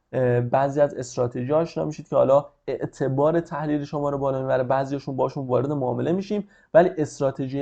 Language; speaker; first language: Persian; native; Persian